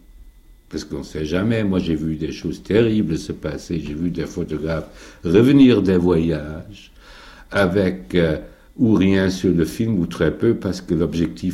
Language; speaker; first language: French; non-native, fluent; German